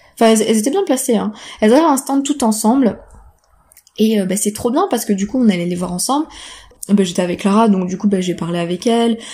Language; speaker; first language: French; native; French